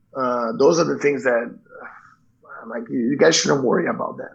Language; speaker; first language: English; non-native, fluent; Portuguese